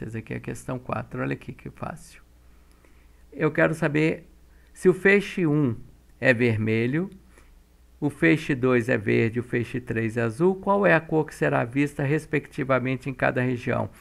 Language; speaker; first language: Portuguese; native; Portuguese